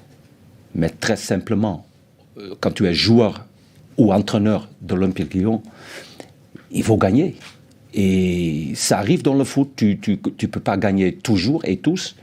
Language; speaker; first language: French; non-native, fluent; Dutch